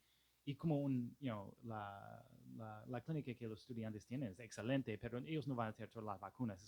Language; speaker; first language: Spanish; non-native, fluent; English